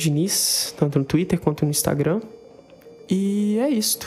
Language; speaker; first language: Portuguese; native; Portuguese